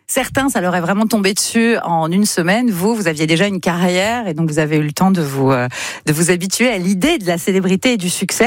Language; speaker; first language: French; native; French